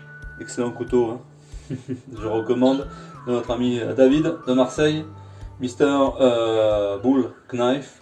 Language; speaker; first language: French; native; French